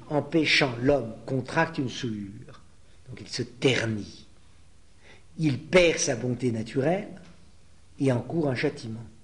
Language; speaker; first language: French; native; French